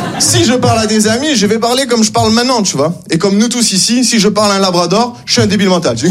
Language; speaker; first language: French; native; French